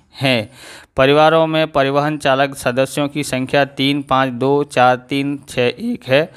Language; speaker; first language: Hindi; non-native, local second language; Gujarati